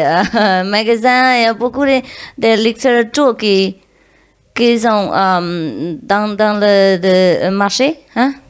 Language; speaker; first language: French; non-native, learner; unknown